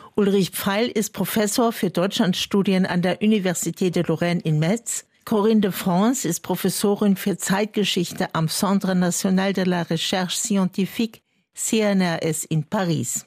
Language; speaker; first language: German; native; German